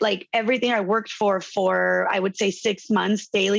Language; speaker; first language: English; non-native, fluent; Spanish